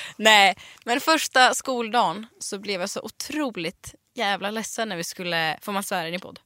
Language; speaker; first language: Swedish; early bilingual, other home language; Russian